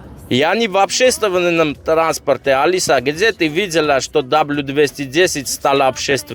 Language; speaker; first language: Russian; non-native, learner; Armenian